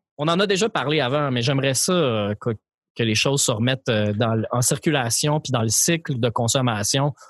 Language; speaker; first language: French; native; French